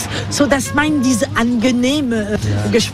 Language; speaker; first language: German; non-native, fluent; French